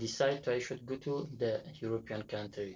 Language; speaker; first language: English; non-native, learner; Persian